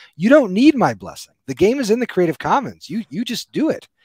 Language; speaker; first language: English; native; English